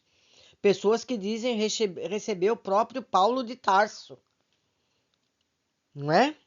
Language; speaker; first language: Portuguese; native; Portuguese